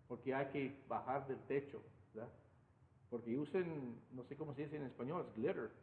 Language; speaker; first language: Spanish; non-native, fluent; English